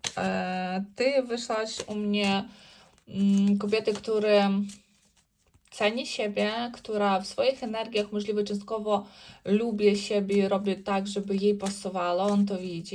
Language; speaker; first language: Polish; non-native, learner; Ukrainian